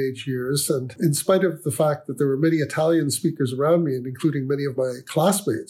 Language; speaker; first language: English; native; English